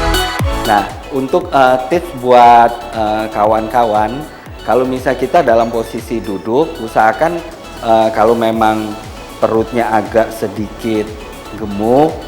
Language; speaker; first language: Indonesian; native; Indonesian